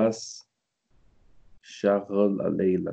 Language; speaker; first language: Arabic; non-native, learner; English